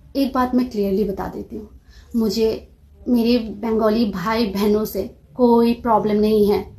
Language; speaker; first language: Hindi; non-native, local second language; Kok Borok